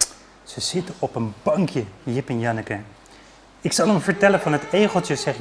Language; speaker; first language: Dutch; native; Dutch